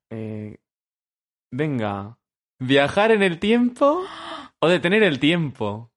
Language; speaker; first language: Spanish; native; Spanish